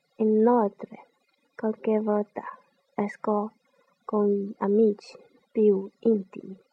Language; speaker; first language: Italian; non-native, learner; Chinese